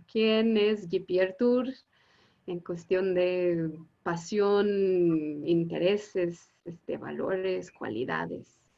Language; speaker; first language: Spanish; native; Spanish